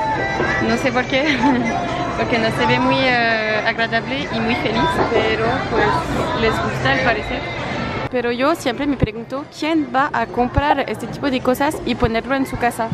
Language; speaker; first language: Spanish; non-native, fluent; French